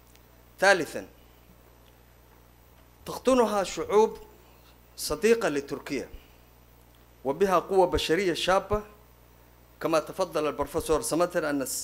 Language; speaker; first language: Arabic; non-native, local second language; Somali